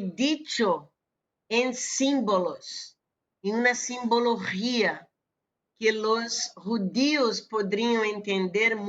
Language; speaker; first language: Spanish; non-native, fluent; Portuguese